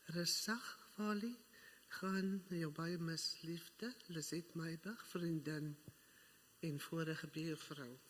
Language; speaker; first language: Afrikaans; native; Afrikaans